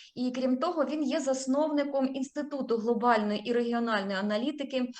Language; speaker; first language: Ukrainian; native; Ukrainian